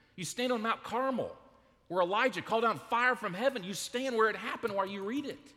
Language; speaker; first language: English; native; English